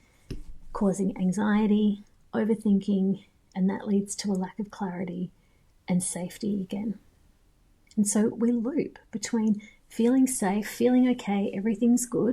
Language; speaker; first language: English; native; English